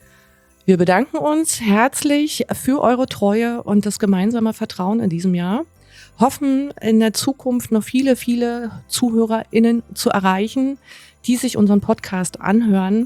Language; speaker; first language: German; native; German